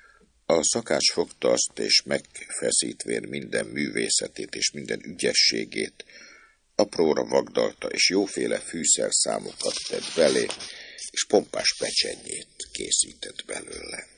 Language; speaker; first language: Hungarian; native; Hungarian